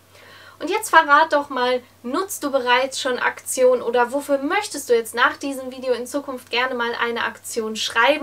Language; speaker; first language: German; native; German